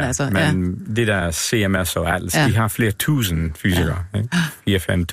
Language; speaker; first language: Danish; non-native, fluent; English